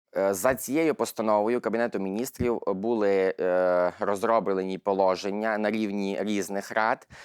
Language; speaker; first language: Ukrainian; native; Ukrainian